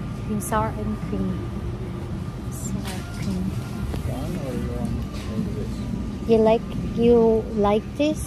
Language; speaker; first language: English; non-native, local second language; Filipino